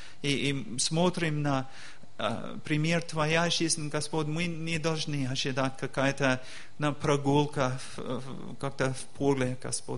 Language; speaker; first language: Russian; non-native, learner; English